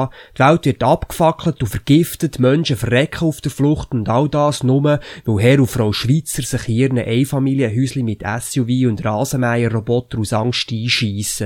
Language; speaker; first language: German; native; German